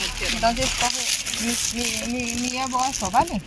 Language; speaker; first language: Spanish; non-native, learner; Filipino